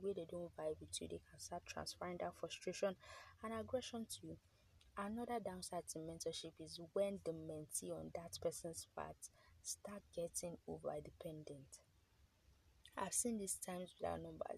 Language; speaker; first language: English; non-native, local second language; Yoruba